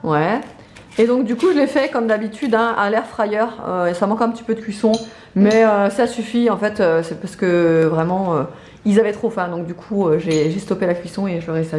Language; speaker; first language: French; native; French